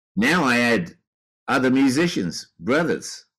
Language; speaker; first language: English; native; English